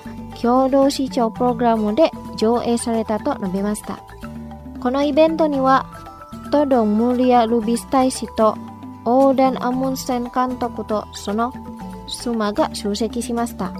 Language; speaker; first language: Japanese; non-native, fluent; Indonesian